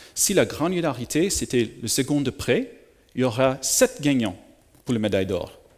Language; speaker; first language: French; native; French